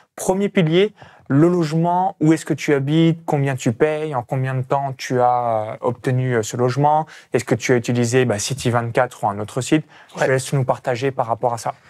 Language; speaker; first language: French; native; French